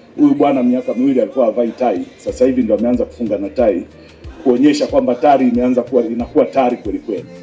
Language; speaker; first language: Swahili; native; Swahili